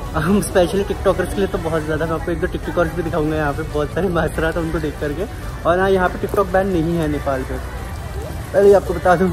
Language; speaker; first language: Hindi; native; Hindi